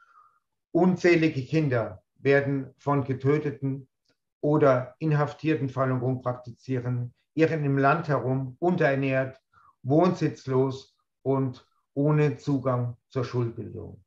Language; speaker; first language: German; native; German